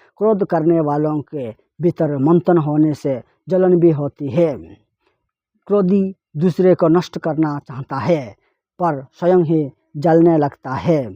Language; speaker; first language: Hindi; non-native, local second language; Telugu